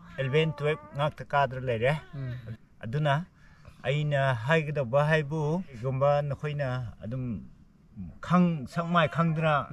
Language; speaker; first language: Manipuri; non-native, local second language; Rongmei Naga